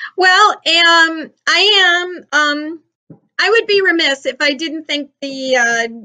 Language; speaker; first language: English; native; English